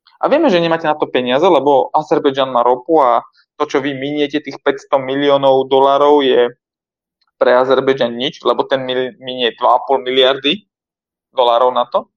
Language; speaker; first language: Slovak; non-native, fluent; Armenian